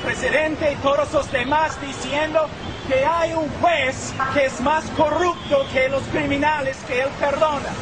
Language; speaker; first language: Spanish; non-native, fluent; English